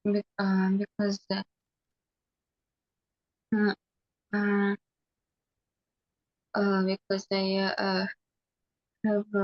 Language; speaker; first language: English; non-native, learner; Russian